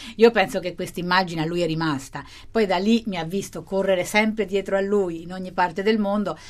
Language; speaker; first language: Italian; non-native, fluent; Spanish